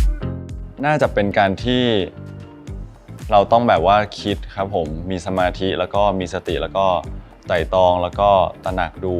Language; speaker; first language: Thai; native; Thai